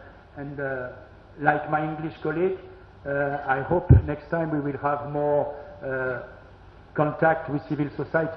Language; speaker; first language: English; non-native, learner; French